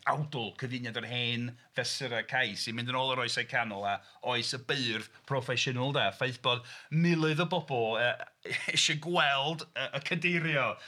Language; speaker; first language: Welsh; non-native, fluent; English